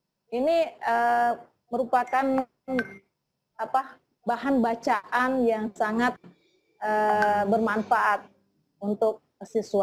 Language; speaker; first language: Indonesian; native; Indonesian